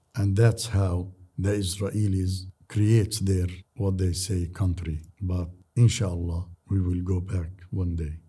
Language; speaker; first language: English; non-native, fluent; Arabic